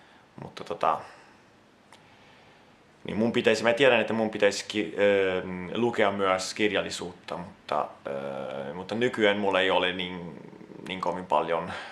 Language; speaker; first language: Finnish; non-native, fluent; Italian